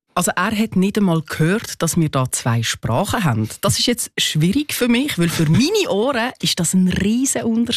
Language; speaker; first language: German; native; German